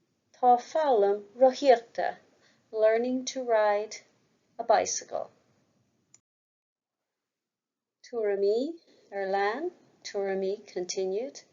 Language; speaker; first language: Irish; non-native, local second language; English